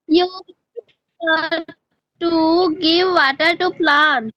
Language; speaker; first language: English; non-native, learner; Hindi